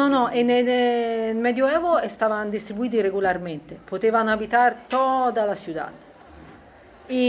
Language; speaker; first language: Spanish; non-native, learner; Italian